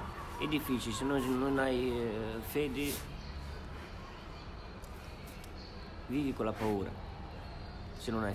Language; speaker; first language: Italian; non-native, fluent; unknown